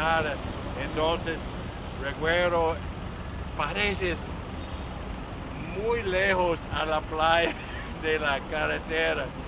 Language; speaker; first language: Spanish; non-native, learner; English